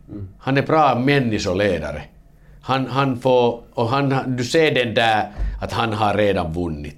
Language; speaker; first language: Swedish; non-native, local second language; Finnish